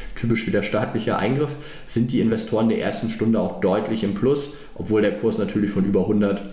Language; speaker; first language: German; native; German